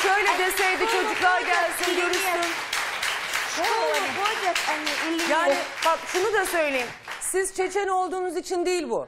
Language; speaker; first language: Turkish; native; Turkish